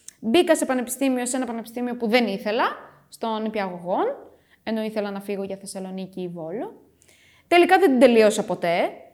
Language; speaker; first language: Greek; early bilingual, other home language; Romanian